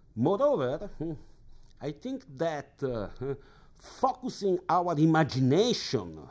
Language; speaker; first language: English; non-native, fluent; Italian